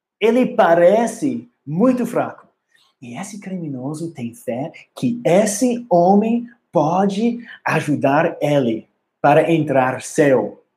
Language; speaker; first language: Portuguese; non-native, learner; English